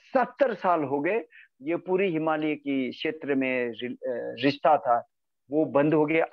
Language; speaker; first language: Hindi; native; Hindi